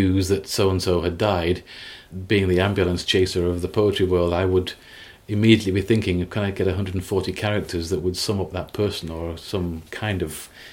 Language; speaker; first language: English; native; English